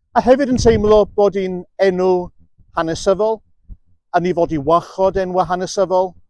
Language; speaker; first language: Welsh; early bilingual, heritage; Welsh